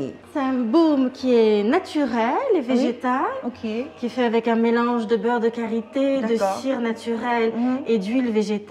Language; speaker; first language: French; native; French